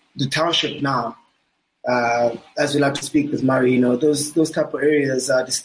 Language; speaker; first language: English; non-native, local second language; Southern Sotho